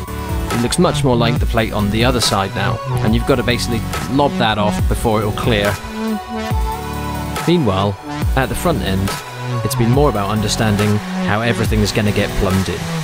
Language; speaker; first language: English; native; English